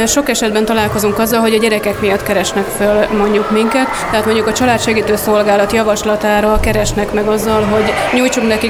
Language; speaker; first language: Hungarian; native; Hungarian